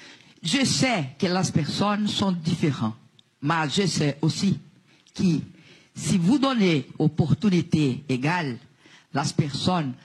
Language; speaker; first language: French; non-native, learner; Portuguese